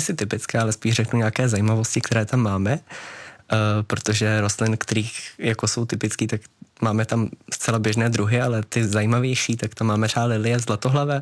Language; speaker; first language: Czech; native; Czech